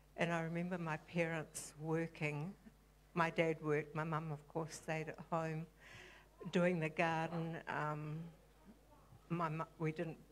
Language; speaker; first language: English; native; English